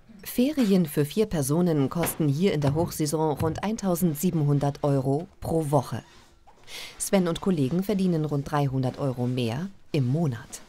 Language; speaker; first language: German; native; German